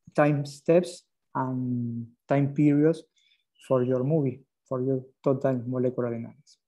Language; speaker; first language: English; non-native, fluent; Spanish